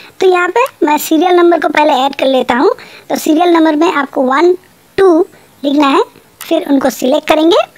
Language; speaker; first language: Urdu; native; Urdu